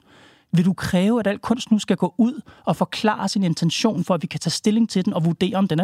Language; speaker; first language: Danish; native; Danish